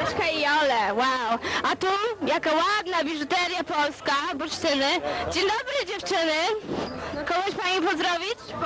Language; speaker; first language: Polish; early bilingual, heritage; Polish